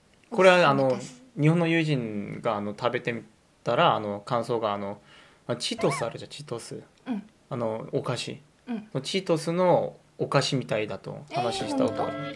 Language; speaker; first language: Japanese; non-native, fluent; Korean